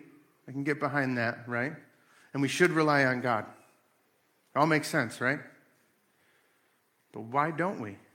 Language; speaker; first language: English; native; English